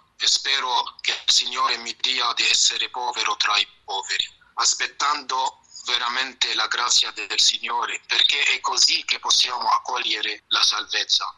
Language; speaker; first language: Italian; non-native, fluent; Arabic